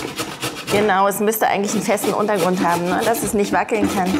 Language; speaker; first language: German; native; German